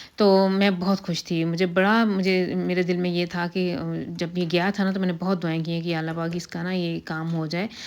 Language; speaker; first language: Urdu; non-native, local second language; Punjabi